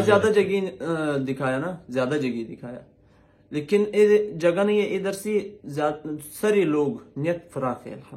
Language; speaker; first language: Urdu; non-native, local second language; Pashto